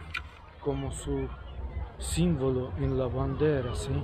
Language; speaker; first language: Spanish; non-native, learner; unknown